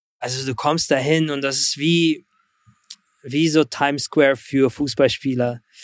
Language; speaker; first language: German; early bilingual, other home language; Russian